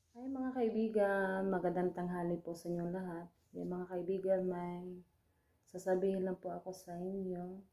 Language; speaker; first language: Filipino; non-native, local second language; Cebuano